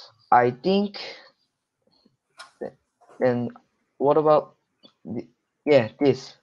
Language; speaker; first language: English; non-native, learner; Korean